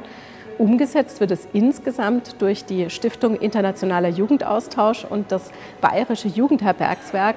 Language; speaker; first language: German; native; German